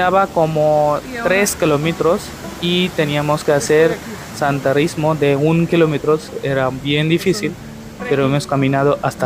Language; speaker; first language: Spanish; non-native, learner; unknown